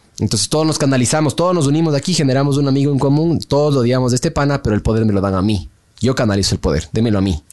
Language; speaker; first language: Spanish; native; Spanish